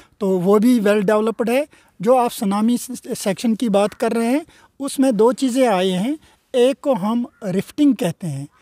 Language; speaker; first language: Urdu; non-native, local second language; Kashmiri